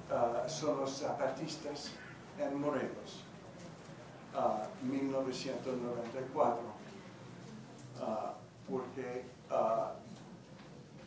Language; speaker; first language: Spanish; non-native, learner; English